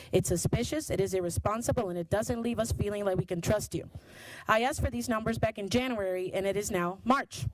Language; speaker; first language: English; non-native, fluent; Spanish